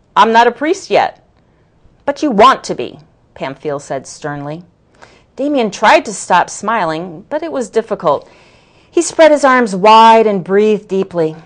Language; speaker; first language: English; native; English